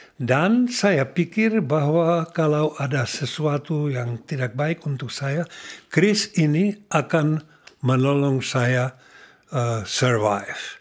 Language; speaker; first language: Indonesian; non-native, fluent; Czech